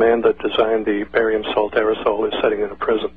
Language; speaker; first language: English; native; English